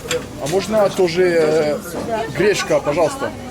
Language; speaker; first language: Russian; non-native, learner; French